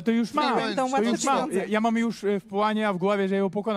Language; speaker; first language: Polish; non-native, learner; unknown